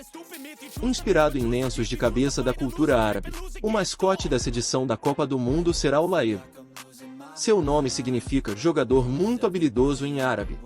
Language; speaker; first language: Portuguese; native; Portuguese